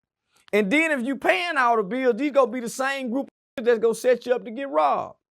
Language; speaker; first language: English; native; English